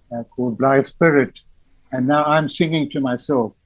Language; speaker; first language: English; native; English